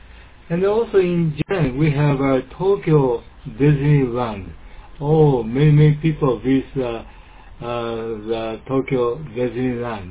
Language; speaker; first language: English; non-native, learner; Japanese